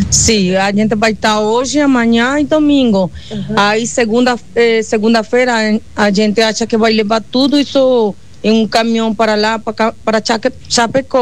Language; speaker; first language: Portuguese; non-native, learner; Spanish